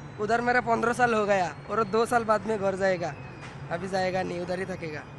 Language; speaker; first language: Hindi; non-native, local second language; Bangla